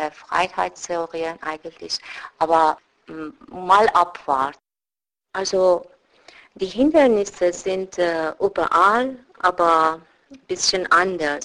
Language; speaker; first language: German; non-native, fluent; Persian